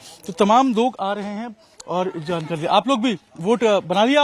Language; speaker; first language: Hindi; native; Hindi